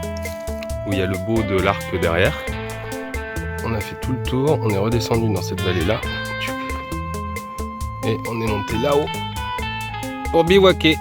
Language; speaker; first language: French; native; French